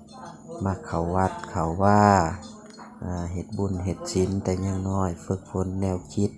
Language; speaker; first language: Thai; non-native, local second language; Lao